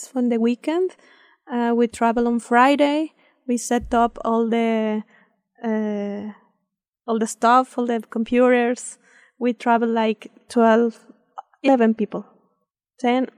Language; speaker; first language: English; non-native, fluent; Spanish